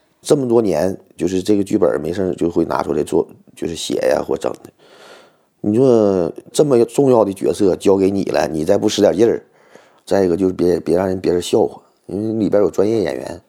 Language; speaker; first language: Chinese; native; Chinese